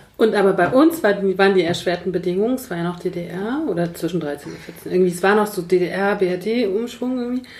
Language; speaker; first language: German; native; German